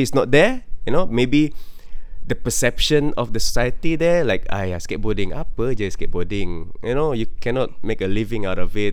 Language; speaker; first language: English; non-native, local second language; Malay